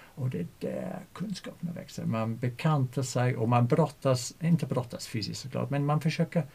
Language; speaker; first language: Swedish; non-native, fluent; English